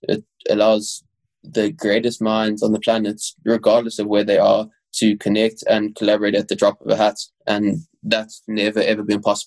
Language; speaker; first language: English; native; English